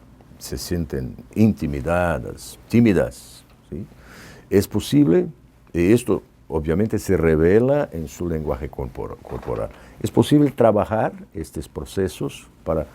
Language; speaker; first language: Spanish; non-native, fluent; Portuguese